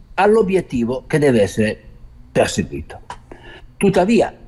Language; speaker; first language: Italian; native; Italian